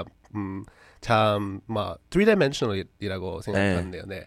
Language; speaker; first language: Korean; non-native, learner; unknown